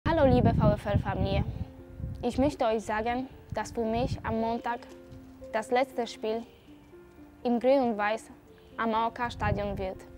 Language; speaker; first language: German; non-native, fluent; Polish